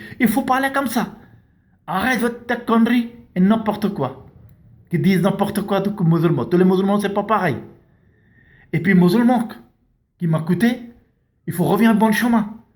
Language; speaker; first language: French; non-native, learner; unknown